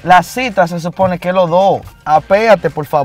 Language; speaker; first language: Spanish; native; Spanish